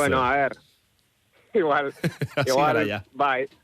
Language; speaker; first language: Basque; non-native, local second language; Spanish